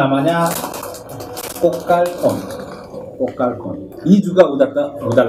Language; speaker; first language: Indonesian; non-native, learner; Korean